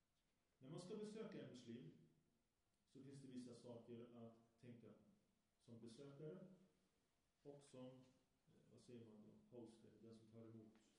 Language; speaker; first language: Swedish; early bilingual, other home language; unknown